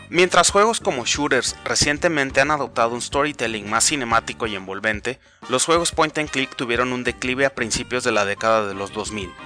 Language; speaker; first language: Spanish; native; Spanish